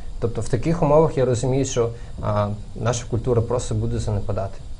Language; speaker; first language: Ukrainian; non-native, local second language; Crimean Tatar